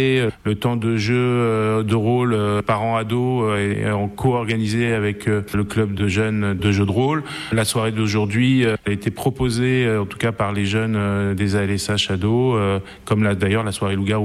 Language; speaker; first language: French; native; French